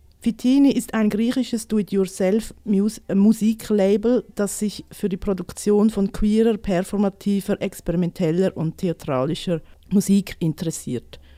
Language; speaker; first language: German; native; German